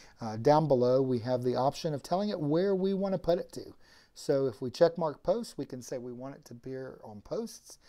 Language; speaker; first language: English; native; English